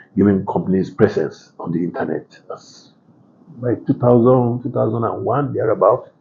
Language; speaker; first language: English; non-native, local second language; Yoruba